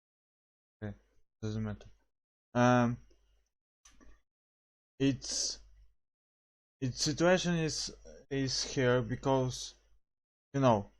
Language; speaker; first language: English; non-native, learner; Polish